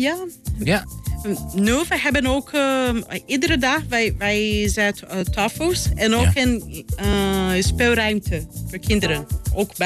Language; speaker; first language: Dutch; non-native, learner; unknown